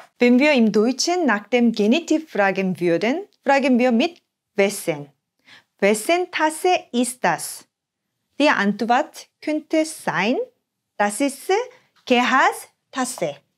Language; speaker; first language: German; non-native, fluent; Korean